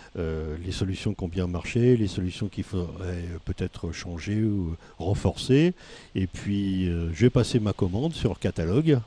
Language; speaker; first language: French; native; French